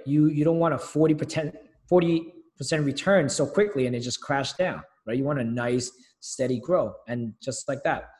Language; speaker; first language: English; early bilingual, other home language; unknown